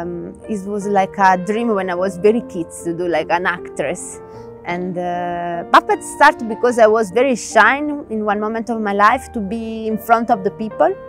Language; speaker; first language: English; non-native, learner; Italian